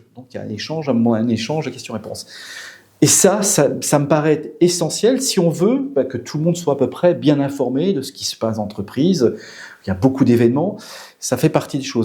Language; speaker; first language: French; native; French